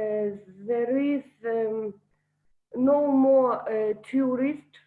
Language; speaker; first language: English; non-native, learner; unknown